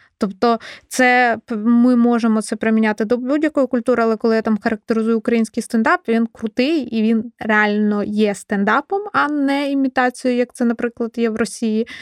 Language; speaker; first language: Ukrainian; non-native, local second language; Russian